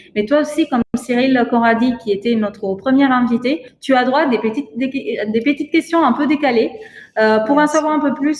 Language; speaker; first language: French; native; French